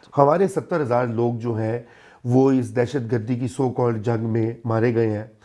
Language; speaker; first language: Urdu; non-native, local second language; Punjabi